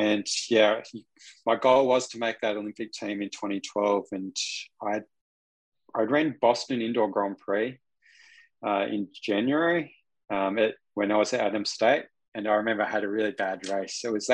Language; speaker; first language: English; native; English